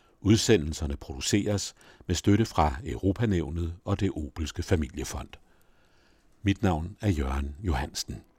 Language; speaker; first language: Danish; native; Danish